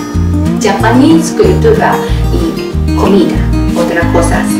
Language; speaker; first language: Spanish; non-native, learner; Japanese